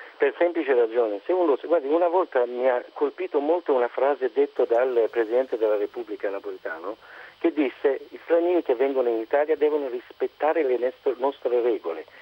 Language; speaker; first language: Italian; non-native, fluent; Persian